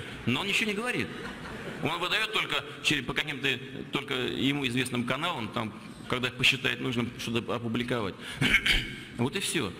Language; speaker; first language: Russian; native; Russian